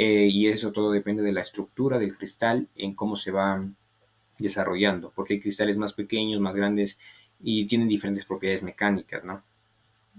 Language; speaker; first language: Spanish; native; Spanish